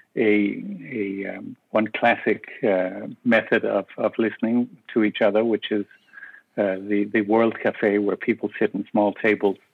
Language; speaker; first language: English; non-native, fluent; Danish